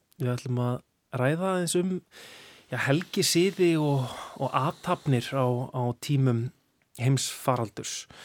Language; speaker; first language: Icelandic; native; Icelandic